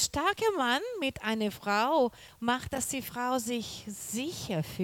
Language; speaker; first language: German; non-native, learner; Portuguese